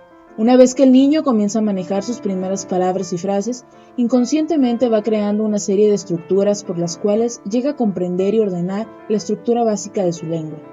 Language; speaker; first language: Spanish; native; Spanish